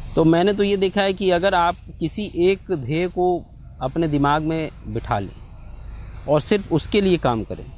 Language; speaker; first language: Hindi; native; Hindi